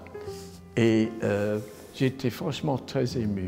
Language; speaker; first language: French; non-native, fluent; English